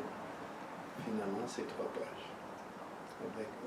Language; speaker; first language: French; early bilingual, heritage; French